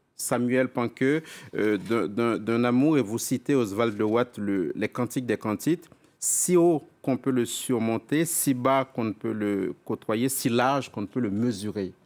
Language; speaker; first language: French; native; French